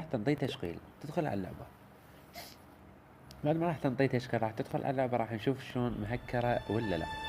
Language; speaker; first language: Arabic; native; Arabic